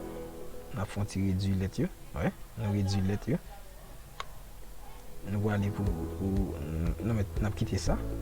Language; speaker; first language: French; non-native, local second language; Haitian Creole